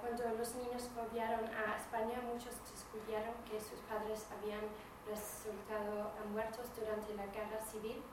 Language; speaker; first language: Spanish; non-native, fluent; English